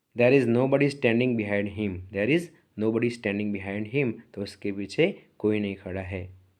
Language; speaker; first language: Hindi; native; Hindi